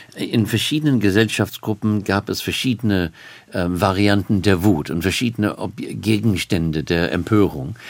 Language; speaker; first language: German; non-native, fluent; English